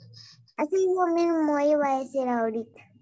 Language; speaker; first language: Spanish; native; Spanish